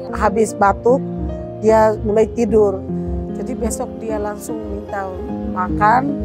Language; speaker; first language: Indonesian; non-native, local second language; Tetum